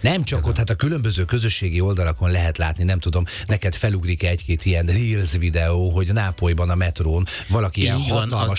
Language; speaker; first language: Hungarian; native; Hungarian